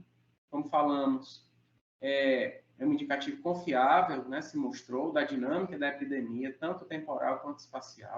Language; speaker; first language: Portuguese; native; Portuguese